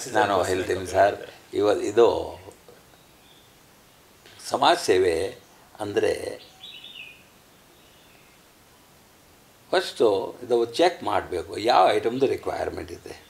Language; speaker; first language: Kannada; non-native, learner; Hindi